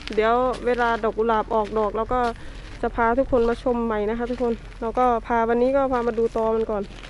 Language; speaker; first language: Thai; native; Thai